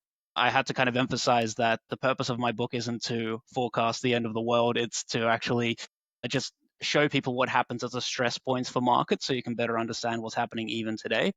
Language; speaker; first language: English; native; English